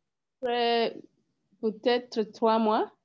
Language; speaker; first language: French; non-native, learner; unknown